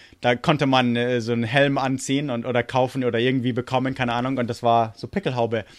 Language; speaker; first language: German; non-native, fluent; English